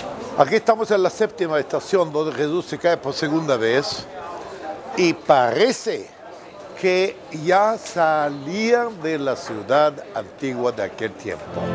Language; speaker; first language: Spanish; non-native, fluent; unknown